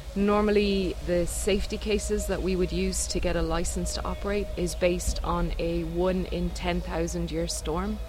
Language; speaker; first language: English; native; English